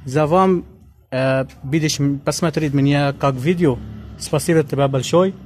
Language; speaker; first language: Russian; non-native, learner; Arabic